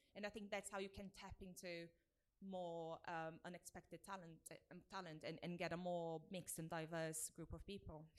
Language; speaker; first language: English; non-native, fluent; Portuguese